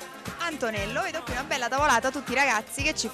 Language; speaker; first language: Italian; native; Italian